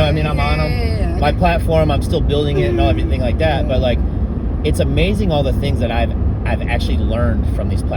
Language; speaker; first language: English; native; English